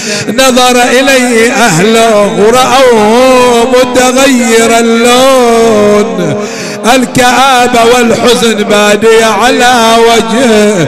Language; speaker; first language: Arabic; native; Arabic